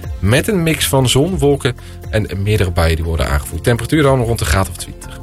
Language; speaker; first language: Dutch; native; Dutch